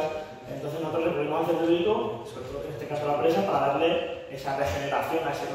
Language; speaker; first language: Spanish; native; Spanish